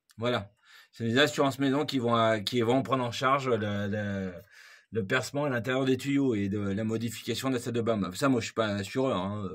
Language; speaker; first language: French; native; French